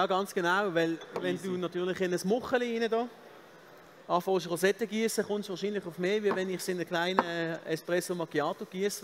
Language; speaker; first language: German; native; German